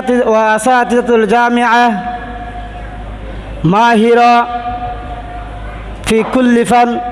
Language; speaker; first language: Arabic; non-native, learner; Rohingya